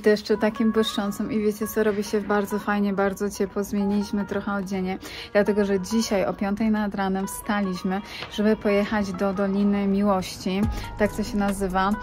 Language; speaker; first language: Polish; native; Polish